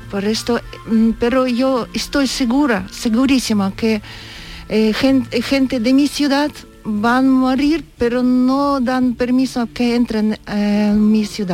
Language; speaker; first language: Spanish; non-native, learner; Ukrainian